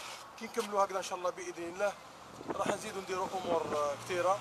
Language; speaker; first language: Arabic; native; Arabic